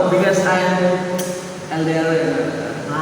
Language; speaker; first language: English; non-native, learner; Indonesian